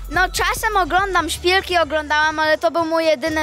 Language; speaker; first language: Polish; early bilingual, heritage; Polish